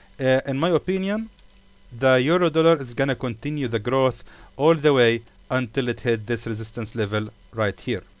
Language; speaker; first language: English; non-native, fluent; Arabic